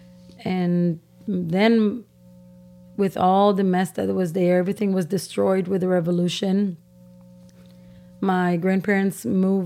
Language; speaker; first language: English; non-native, fluent; Persian